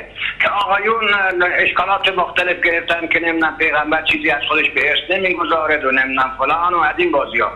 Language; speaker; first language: Persian; native; Persian